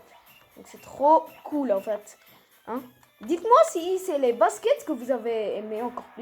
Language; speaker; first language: French; native; French